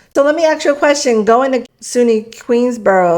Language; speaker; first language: English; native; English